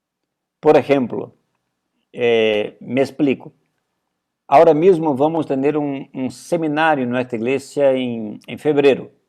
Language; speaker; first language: Portuguese; non-native, learner; Spanish